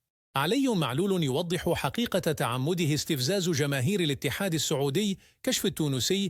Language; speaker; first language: Arabic; native; Arabic